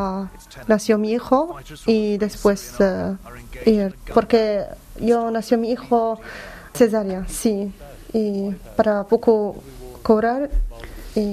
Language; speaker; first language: Spanish; non-native, learner; Arabic